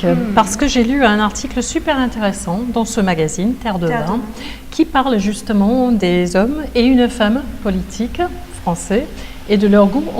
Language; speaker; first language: French; native; French